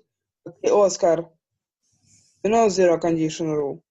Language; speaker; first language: English; non-native, fluent; Ukrainian